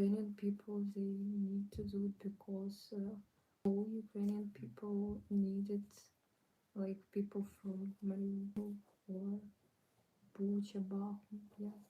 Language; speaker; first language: English; non-native, learner; Ukrainian